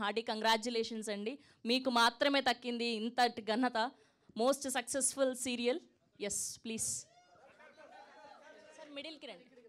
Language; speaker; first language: Telugu; native; Telugu